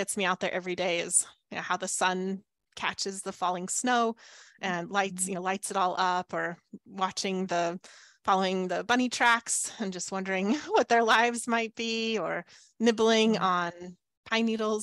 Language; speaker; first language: English; native; English